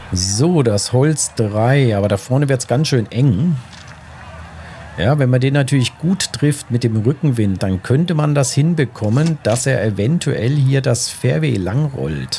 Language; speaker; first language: German; native; German